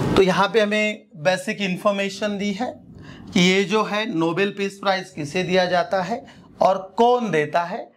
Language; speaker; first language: Hindi; non-native, local second language; Marathi